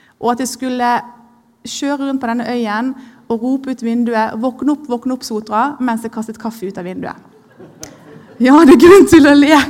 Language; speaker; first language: Norwegian; native; Norwegian